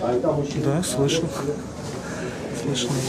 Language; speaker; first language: Russian; non-native, learner; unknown